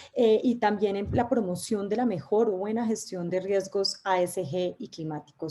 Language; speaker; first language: Spanish; native; Spanish